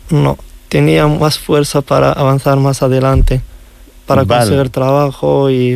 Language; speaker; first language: Spanish; non-native, learner; Riffian